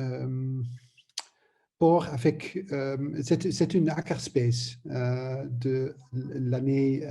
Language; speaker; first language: French; non-native, learner; Dutch